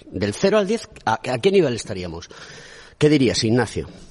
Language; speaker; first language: Spanish; native; Spanish